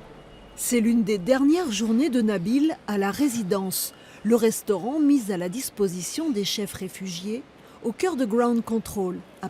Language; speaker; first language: French; native; French